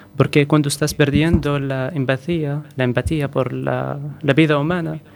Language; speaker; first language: Spanish; non-native, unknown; Arabic